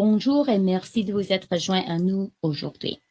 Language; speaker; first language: French; non-native, local second language; English